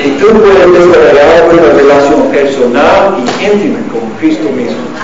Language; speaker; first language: Spanish; non-native, learner; English